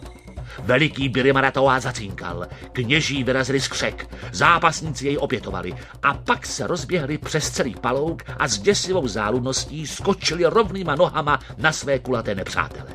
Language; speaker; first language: Czech; native; Czech